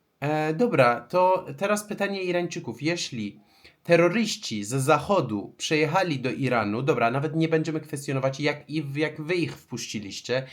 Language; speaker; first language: Polish; non-native, fluent; Persian